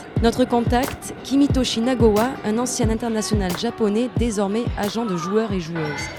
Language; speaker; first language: French; native; French